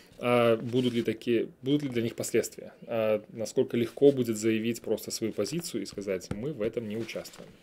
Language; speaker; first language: Russian; native; Russian